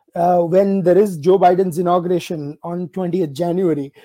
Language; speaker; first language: English; non-native, local second language; Gujarati